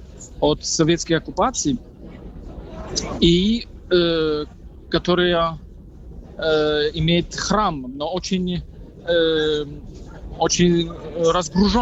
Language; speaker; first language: Russian; non-native, fluent; Polish